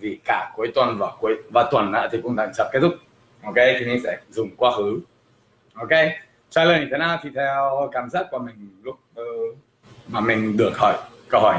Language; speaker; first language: Vietnamese; non-native, fluent; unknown